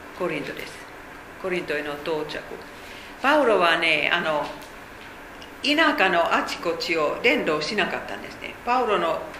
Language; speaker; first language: Japanese; non-native, fluent; Finnish